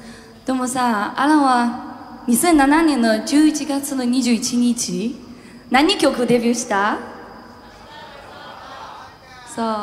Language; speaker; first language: Japanese; non-native, learner; Chinese